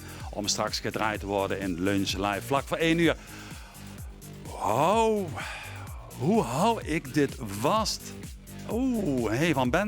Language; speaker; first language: Dutch; native; Dutch